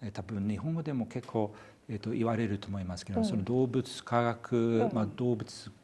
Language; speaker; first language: Japanese; non-native, fluent; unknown